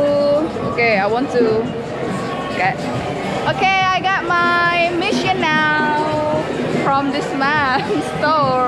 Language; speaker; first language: English; non-native, learner; Indonesian